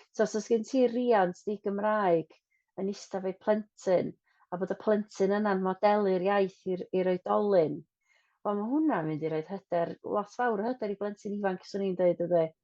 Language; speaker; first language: Welsh; non-native, local second language; English